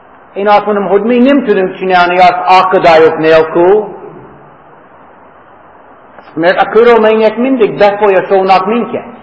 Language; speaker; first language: Hungarian; non-native, fluent; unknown